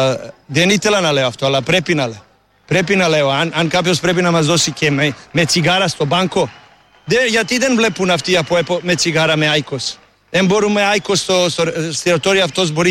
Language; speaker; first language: Greek; non-native, learner; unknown